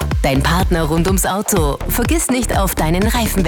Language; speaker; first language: German; native; German